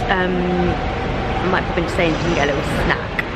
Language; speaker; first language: English; native; English